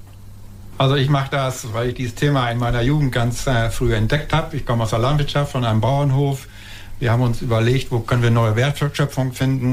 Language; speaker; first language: German; native; German